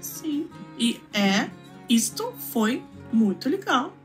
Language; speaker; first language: Portuguese; non-native, learner; Russian